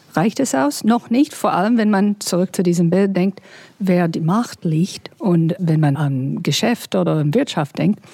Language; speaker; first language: German; non-native, fluent; English